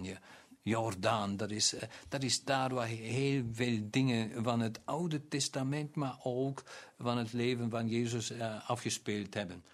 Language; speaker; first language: Dutch; non-native, local second language; German